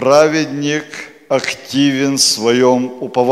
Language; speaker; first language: Polish; non-native, learner; Russian